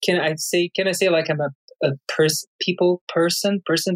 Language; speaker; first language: English; non-native, fluent; Portuguese